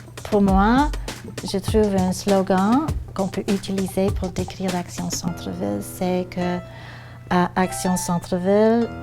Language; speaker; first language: French; non-native, fluent; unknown